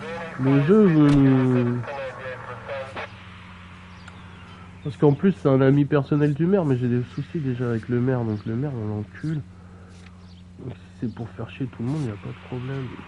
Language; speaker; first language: French; native; French